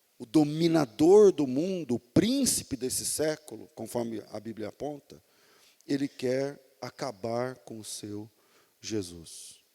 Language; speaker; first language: Portuguese; native; Portuguese